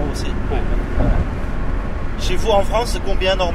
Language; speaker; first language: French; non-native, fluent; Chinese